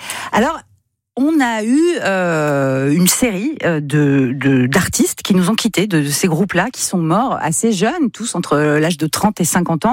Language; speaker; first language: French; native; French